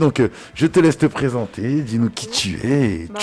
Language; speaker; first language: French; native; French